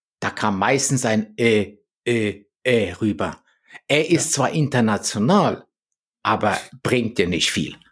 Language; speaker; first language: German; early bilingual, other home language; Polish